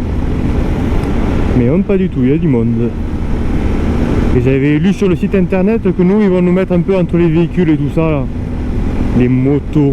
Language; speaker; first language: French; native; French